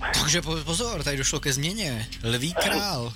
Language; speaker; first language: Czech; native; Czech